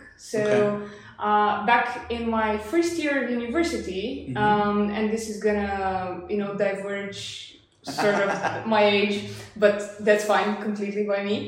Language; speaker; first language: English; non-native, fluent; Bulgarian